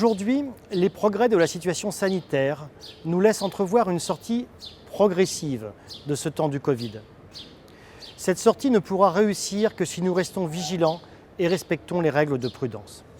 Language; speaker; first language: French; native; French